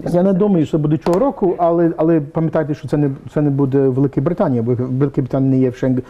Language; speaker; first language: Ukrainian; early bilingual, heritage; English